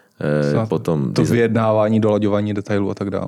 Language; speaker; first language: Czech; native; Czech